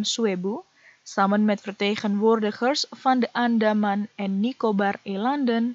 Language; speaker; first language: Dutch; non-native, fluent; Indonesian